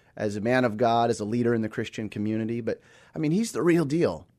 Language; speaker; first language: English; native; English